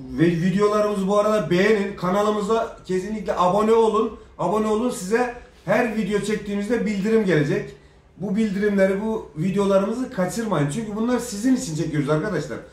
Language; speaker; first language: Turkish; native; Turkish